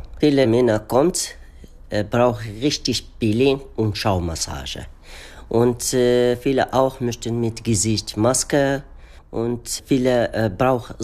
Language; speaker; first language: German; non-native, learner; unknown